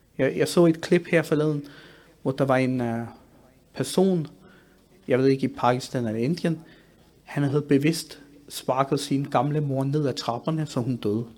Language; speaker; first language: Danish; early bilingual, other home language; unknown